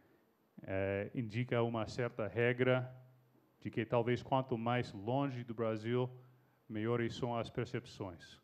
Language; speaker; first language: Portuguese; non-native, fluent; English